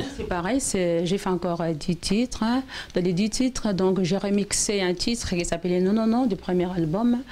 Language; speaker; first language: French; non-native, local second language; Lingala